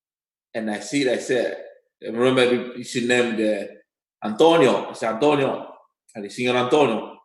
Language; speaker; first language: English; non-native, learner; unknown